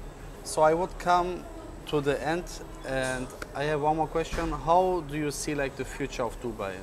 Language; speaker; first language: English; non-native, learner; German